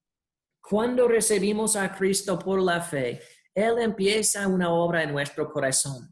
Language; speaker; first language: Spanish; non-native, fluent; English